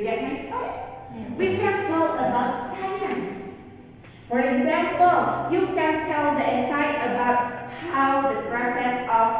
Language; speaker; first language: English; non-native, fluent; Indonesian